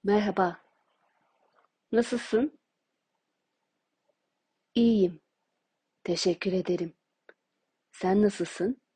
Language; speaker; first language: Turkish; non-native, fluent; Persian